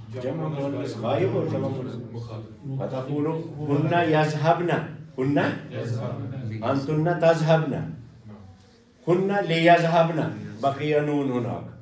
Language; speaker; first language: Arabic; non-native, fluent; Urdu